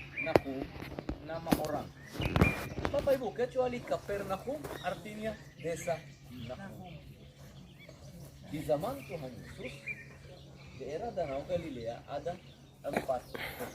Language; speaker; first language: Indonesian; non-native, fluent; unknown